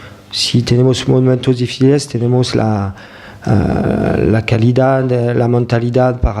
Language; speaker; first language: Spanish; non-native, fluent; French